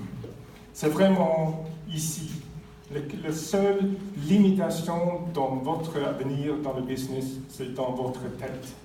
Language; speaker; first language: French; non-native, fluent; Swedish